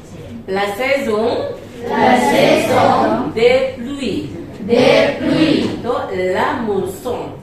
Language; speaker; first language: French; non-native, fluent; Indonesian